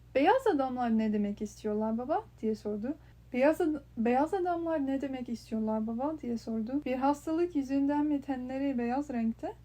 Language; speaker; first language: Turkish; non-native, learner; English